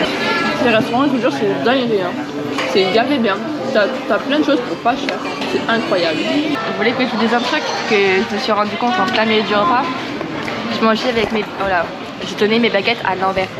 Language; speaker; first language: French; native; French